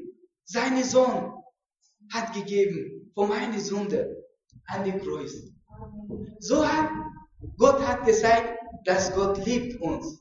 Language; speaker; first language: German; non-native, learner; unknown